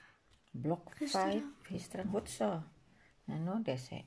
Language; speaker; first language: Dutch; non-native, learner; Indonesian